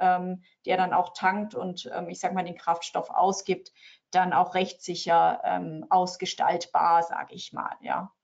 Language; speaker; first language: German; native; German